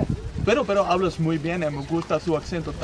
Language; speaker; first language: Spanish; non-native, learner; Dutch